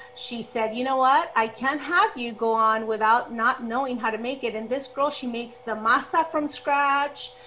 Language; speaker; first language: English; early bilingual, other home language; Spanish